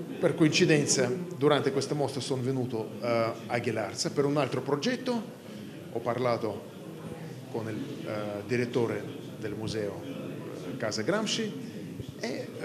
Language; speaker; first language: Italian; non-native, fluent; Russian